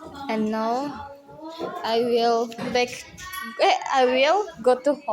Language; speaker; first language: English; non-native, learner; Indonesian